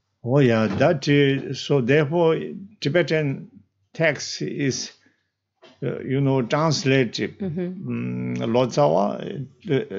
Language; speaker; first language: English; non-native, learner; Tibetan